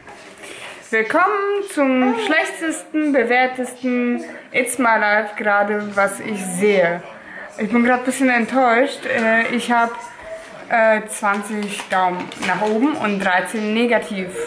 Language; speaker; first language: German; native; German